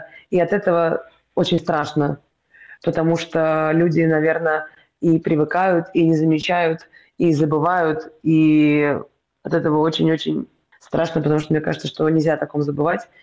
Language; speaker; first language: Russian; native; Russian